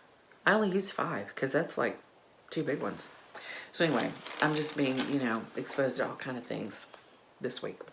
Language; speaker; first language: English; native; English